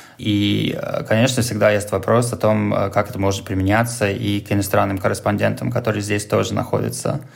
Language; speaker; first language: Russian; non-native, fluent; English